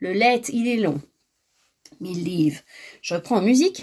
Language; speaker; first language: French; native; French